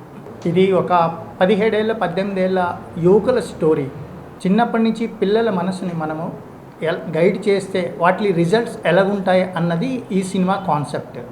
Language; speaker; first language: Telugu; native; Telugu